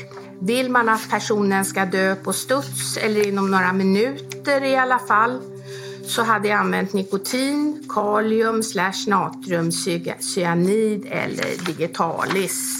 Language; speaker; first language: Swedish; native; Swedish